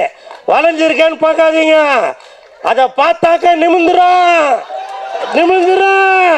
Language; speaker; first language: Tamil; native; Tamil